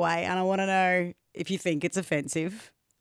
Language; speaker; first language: English; native; English